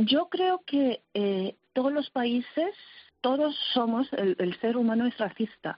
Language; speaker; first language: Spanish; early bilingual, heritage; Spanish